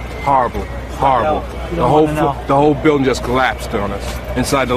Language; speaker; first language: English; native; English